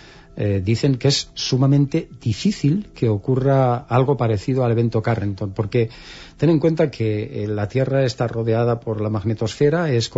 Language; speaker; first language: Spanish; native; Spanish